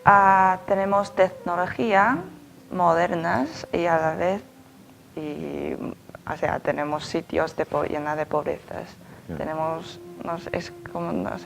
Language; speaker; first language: Spanish; non-native, fluent; Chinese